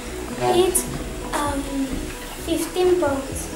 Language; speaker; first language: English; non-native, learner; Catalan